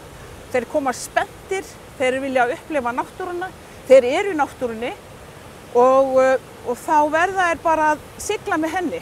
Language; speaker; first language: Icelandic; native; Icelandic